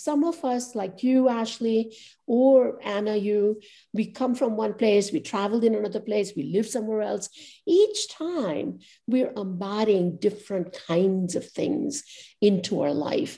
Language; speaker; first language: English; non-native, local second language; Gujarati